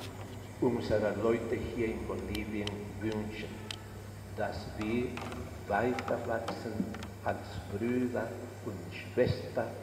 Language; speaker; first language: German; non-native, fluent; Spanish